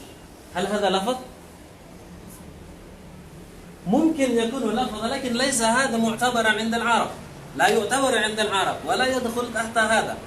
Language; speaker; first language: Arabic; non-native, fluent; Indonesian